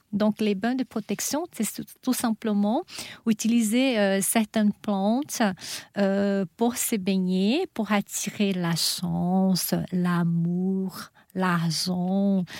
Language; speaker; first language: French; non-native, fluent; Portuguese